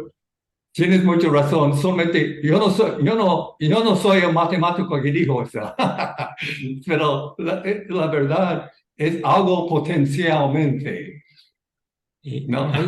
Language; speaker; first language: Spanish; non-native, fluent; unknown